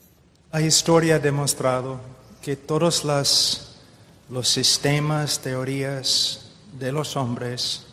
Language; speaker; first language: Spanish; non-native, fluent; English